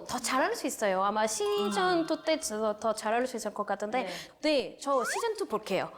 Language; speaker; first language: Korean; non-native, fluent; French